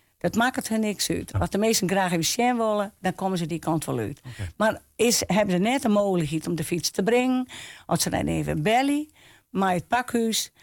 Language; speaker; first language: Dutch; non-native, local second language; Western Frisian